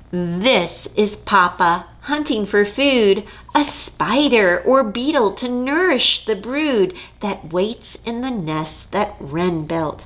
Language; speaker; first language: English; native; English